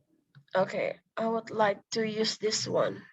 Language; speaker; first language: English; non-native, local second language; Indonesian